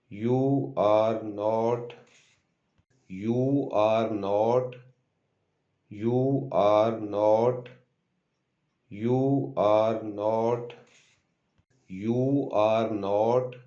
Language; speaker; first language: English; non-native, local second language; Urdu